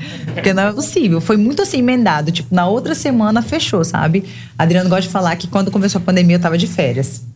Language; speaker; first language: Portuguese; native; Portuguese